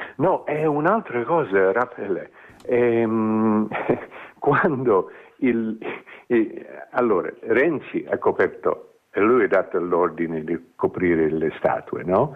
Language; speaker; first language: Italian; non-native, fluent; English